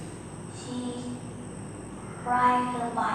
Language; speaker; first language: English; non-native, learner; Vietnamese